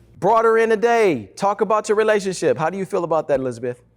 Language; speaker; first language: English; native; English